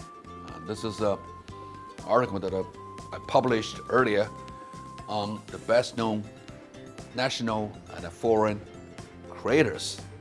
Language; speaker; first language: English; non-native, fluent; Chinese